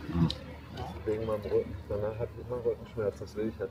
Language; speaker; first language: German; native; German